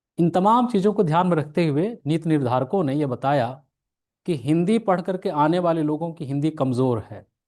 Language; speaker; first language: Hindi; native; Hindi